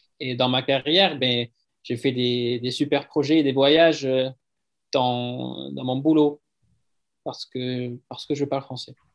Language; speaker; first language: French; non-native, fluent; Swedish